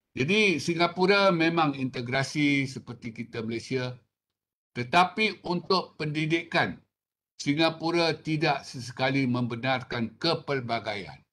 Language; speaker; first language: Malay; non-native, local second language; Chinese